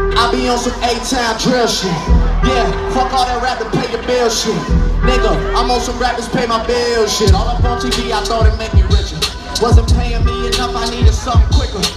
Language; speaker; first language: English; native; English